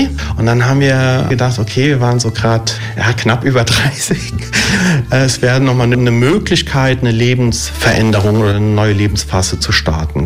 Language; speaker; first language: German; early bilingual, other home language; Italian